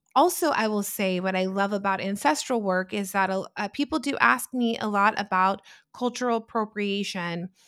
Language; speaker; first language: English; early bilingual, other home language; Italian